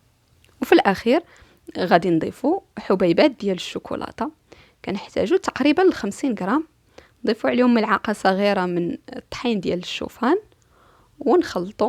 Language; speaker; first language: Arabic; native; Arabic